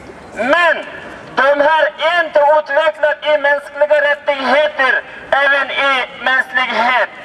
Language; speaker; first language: Swedish; non-native, learner; Uyghur